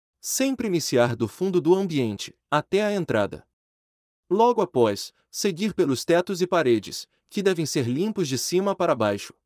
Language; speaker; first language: Portuguese; native; Portuguese